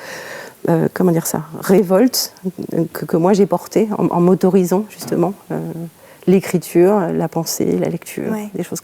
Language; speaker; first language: French; native; French